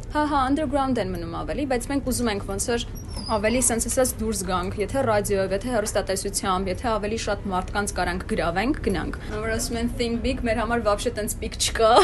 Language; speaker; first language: Armenian; early bilingual, heritage; Armenian